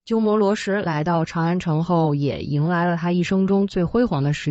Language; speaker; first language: Chinese; native; Chinese